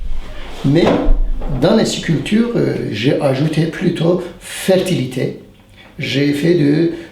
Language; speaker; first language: French; non-native, fluent; Turkish